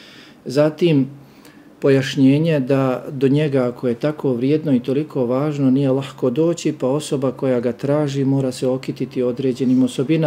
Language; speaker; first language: Serbian; native; Serbian